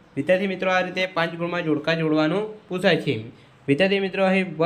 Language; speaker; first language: Hindi; non-native, local second language; Gujarati